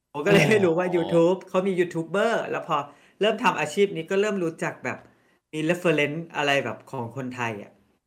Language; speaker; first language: Thai; non-native, local second language; Northeastern Thai